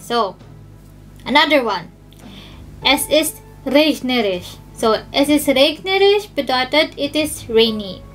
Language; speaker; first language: German; non-native, fluent; Filipino